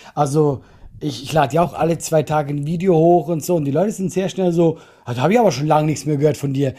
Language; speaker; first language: German; non-native, fluent; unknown